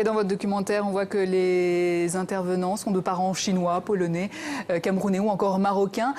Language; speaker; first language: French; native; French